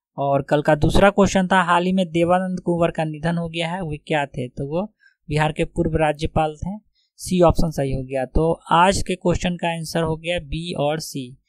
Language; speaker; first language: Hindi; native; Hindi